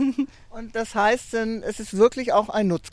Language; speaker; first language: German; native; German